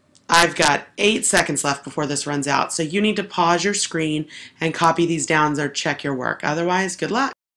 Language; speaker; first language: English; native; English